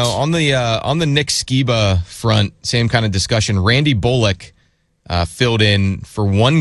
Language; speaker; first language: English; native; English